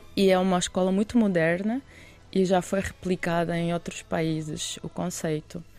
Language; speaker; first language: Portuguese; non-native, fluent; Russian